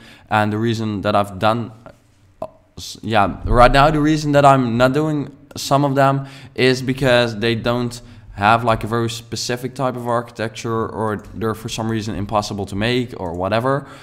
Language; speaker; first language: English; non-native, fluent; Dutch